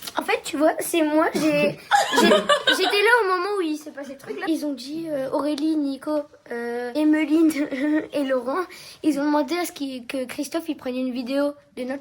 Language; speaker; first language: French; native; French